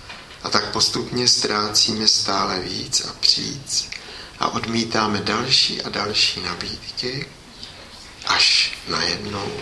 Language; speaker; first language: Czech; native; Czech